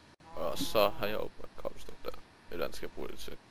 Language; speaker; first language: Danish; native; Danish